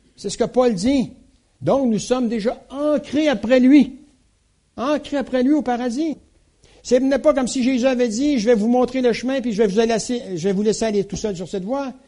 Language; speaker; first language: French; native; French